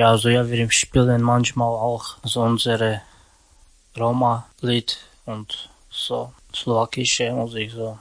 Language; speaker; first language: German; non-native, learner; Romany